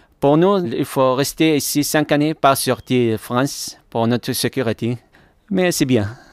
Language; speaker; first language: French; non-native, learner; Arabic